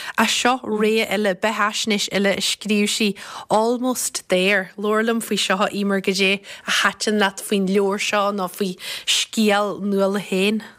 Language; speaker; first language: Irish; native; Irish